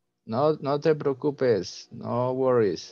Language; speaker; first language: Spanish; non-native, fluent; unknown